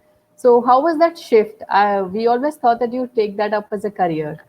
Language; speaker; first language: English; non-native, local second language; Hindi